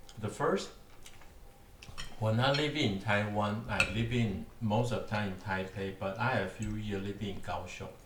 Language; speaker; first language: English; non-native, learner; Chinese